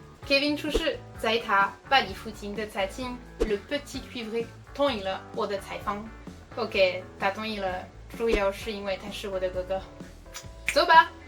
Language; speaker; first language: Chinese; non-native, fluent; French